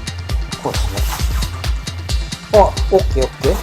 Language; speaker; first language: Japanese; native; Japanese